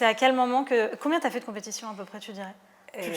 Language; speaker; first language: French; native; French